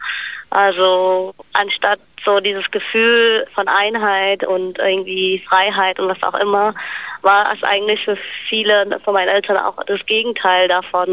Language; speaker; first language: German; native; German